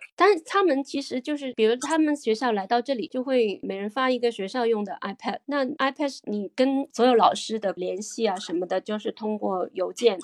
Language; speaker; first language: Chinese; non-native, local second language; Cantonese